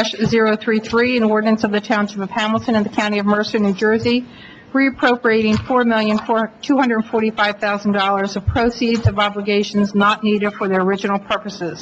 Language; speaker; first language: English; native; English